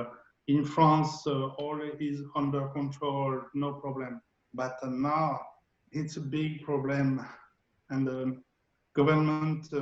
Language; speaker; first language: English; non-native, learner; French